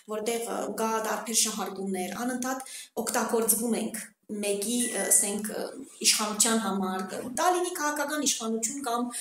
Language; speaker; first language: Armenian; early bilingual, heritage; Armenian